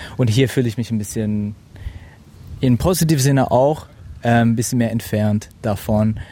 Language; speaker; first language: German; non-native, fluent; English